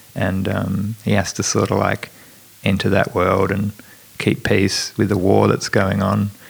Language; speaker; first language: English; native; English